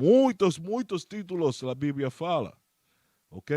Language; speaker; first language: Portuguese; non-native, fluent; Spanish